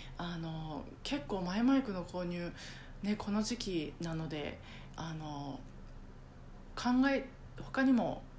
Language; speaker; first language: Japanese; native; Japanese